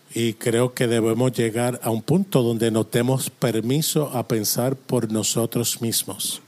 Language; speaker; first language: Spanish; non-native, fluent; English